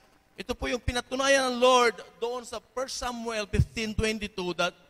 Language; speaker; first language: Filipino; native; Filipino